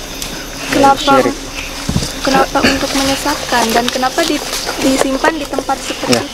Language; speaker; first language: Indonesian; native; Indonesian